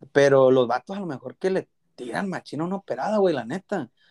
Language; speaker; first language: Spanish; early bilingual, heritage; Spanish